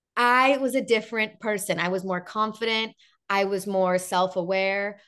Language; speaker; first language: English; native; English